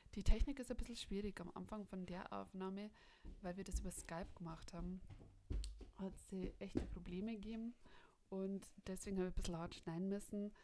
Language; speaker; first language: German; native; German